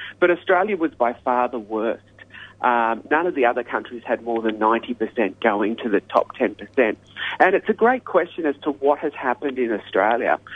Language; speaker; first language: English; native; English